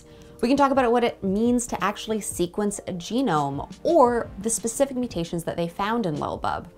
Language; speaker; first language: English; native; English